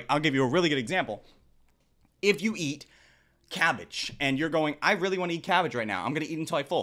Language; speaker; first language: English; native; English